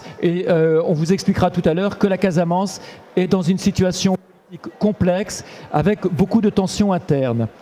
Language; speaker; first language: French; native; French